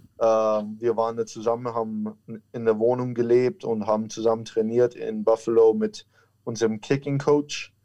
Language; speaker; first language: German; native; German